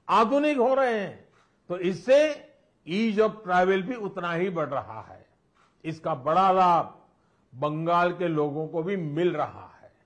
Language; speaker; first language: Hindi; non-native, local second language; Gujarati